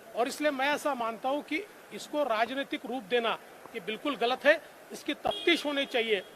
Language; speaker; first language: Hindi; non-native, local second language; Marathi